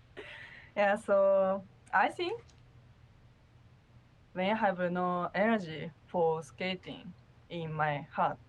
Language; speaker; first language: English; non-native, learner; Japanese